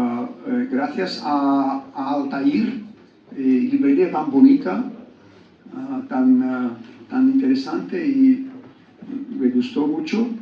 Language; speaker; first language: Spanish; non-native, learner; Georgian